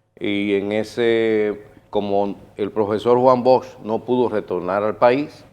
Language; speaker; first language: Spanish; native; Spanish